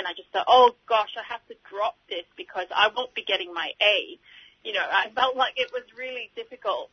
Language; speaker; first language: English; native; English